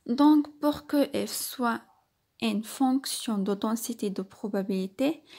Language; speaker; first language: French; non-native, local second language; Arabic